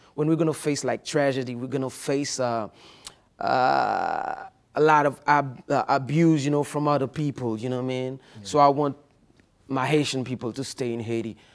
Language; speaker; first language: English; non-native, fluent; Haitian Creole